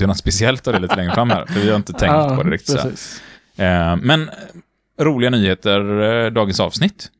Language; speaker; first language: Swedish; native; Swedish